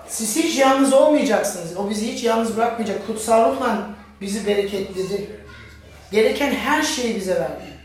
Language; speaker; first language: Turkish; non-native, fluent; German